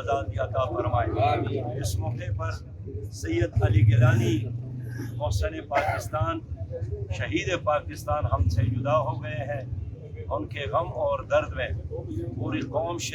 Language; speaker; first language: Urdu; non-native, local second language; Pashto